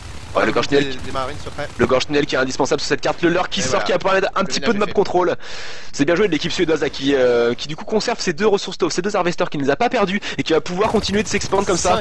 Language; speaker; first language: French; native; French